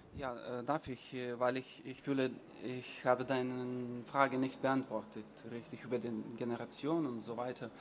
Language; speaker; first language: German; non-native, learner; Lithuanian